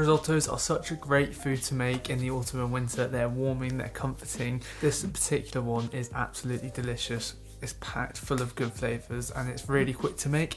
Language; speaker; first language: English; native; English